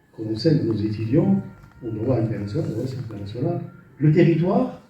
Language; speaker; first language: French; non-native, local second language; Arabic